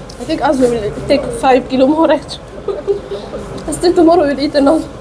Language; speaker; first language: English; non-native, local second language; Arabic